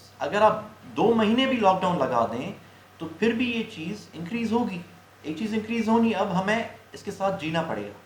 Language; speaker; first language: Urdu; non-native, local second language; Sindhi